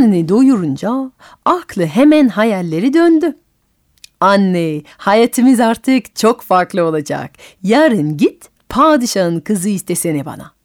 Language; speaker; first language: Turkish; non-native, fluent; French